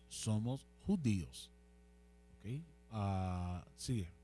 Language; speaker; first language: Portuguese; non-native, fluent; Spanish